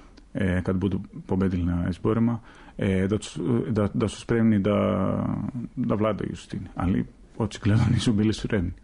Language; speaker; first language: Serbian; non-native, fluent; Greek